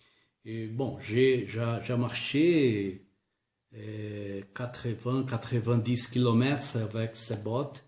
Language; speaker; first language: French; non-native, learner; Portuguese